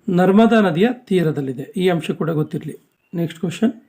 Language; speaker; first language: Kannada; native; Kannada